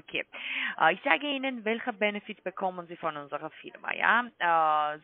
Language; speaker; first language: German; non-native, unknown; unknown